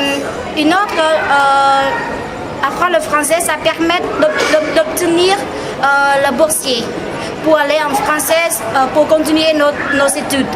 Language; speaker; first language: French; non-native, learner; Khmer